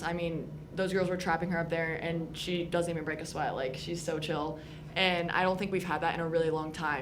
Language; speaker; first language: English; native; English